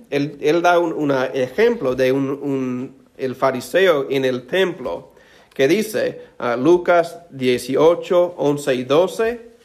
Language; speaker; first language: Spanish; non-native, fluent; English